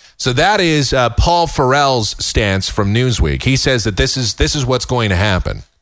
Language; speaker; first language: English; native; English